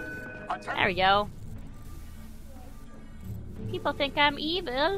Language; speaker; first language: English; native; English